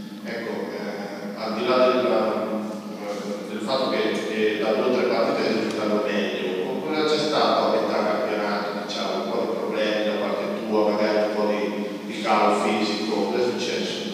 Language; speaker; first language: Italian; native; Italian